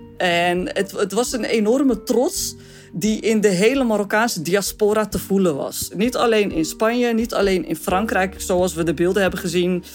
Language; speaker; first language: Dutch; early bilingual, other home language; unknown